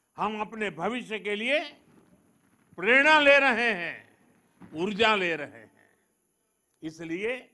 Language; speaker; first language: Hindi; non-native, local second language; Gujarati